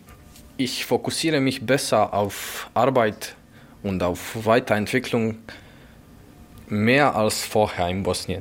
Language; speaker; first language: German; non-native, learner; Bosnian